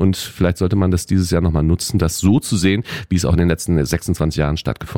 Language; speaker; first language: German; native; German